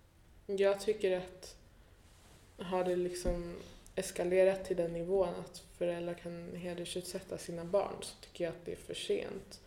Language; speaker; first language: Swedish; early bilingual, other home language; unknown